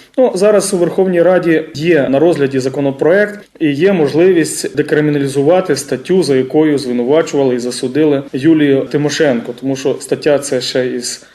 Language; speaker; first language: Ukrainian; native; Ukrainian